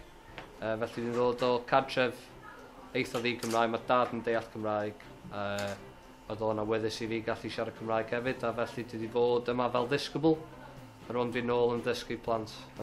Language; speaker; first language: Welsh; non-native, local second language; English